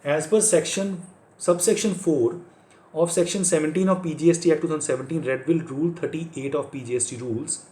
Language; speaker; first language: English; non-native, local second language; Punjabi